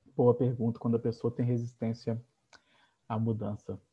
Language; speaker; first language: Portuguese; native; Portuguese